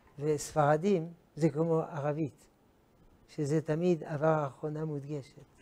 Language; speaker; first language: Hebrew; non-native, fluent; French